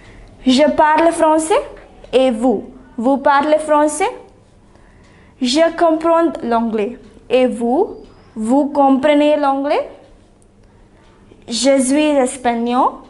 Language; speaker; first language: French; non-native, fluent; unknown